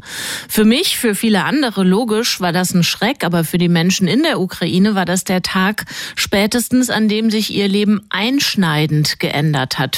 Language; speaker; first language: German; native; German